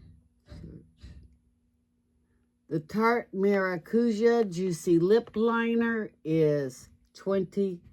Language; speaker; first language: English; native; English